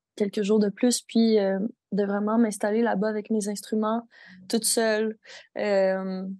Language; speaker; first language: French; native; French